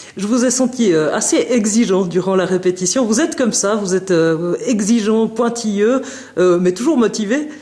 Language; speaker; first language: French; native; French